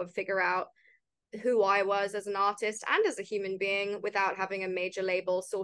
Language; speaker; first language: English; native; English